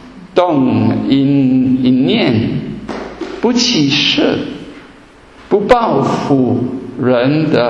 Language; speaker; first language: Chinese; non-native, fluent; German